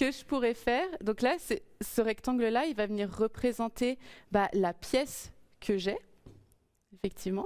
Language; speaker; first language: French; native; French